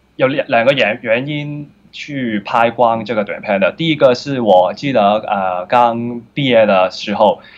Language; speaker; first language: Chinese; non-native, fluent; Cantonese